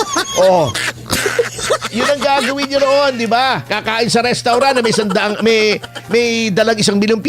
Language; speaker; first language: Filipino; native; Filipino